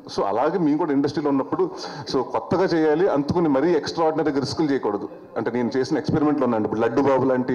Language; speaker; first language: Telugu; native; Telugu